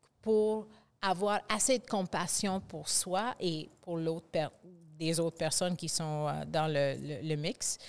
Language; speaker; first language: French; non-native, fluent; English